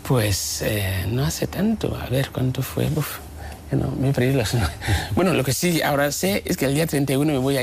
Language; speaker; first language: Spanish; non-native, fluent; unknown